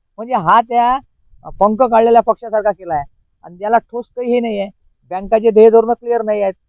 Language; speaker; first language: Marathi; native; Marathi